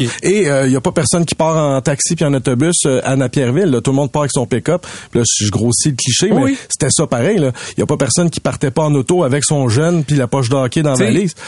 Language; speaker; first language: French; native; French